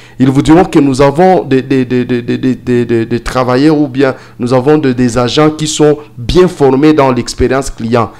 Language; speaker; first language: French; non-native, local second language; Swahili